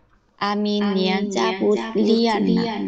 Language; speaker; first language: Russian; non-native, learner; Vietnamese